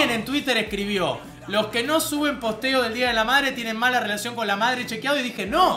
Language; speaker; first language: Spanish; native; Spanish